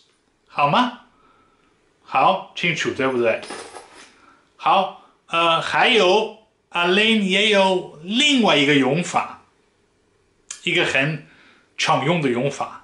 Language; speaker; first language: Chinese; non-native, fluent; Dutch